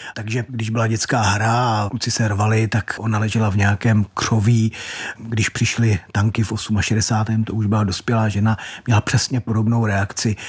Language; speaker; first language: Czech; native; Czech